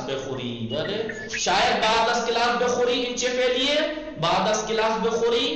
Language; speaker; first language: Persian; non-native, fluent; Urdu